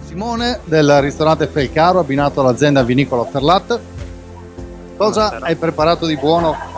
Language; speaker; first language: Italian; native; Italian